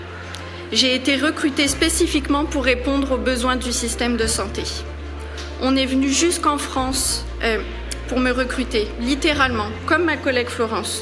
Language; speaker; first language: French; native; French